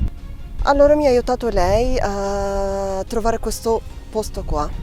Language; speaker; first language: Italian; non-native, learner; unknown